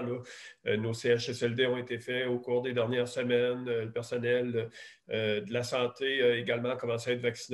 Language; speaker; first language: French; native; French